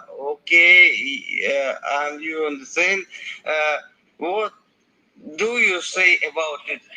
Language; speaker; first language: English; non-native, learner; Russian